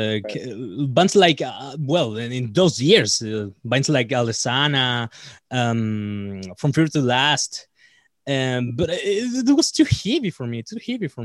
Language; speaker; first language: English; non-native, fluent; Spanish